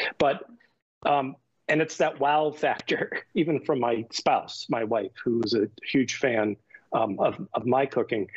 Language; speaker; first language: English; native; English